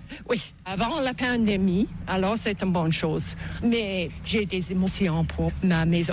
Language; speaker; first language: French; non-native, fluent; English